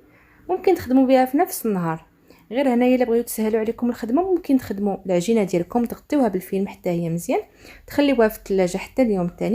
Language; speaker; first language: Arabic; native; Arabic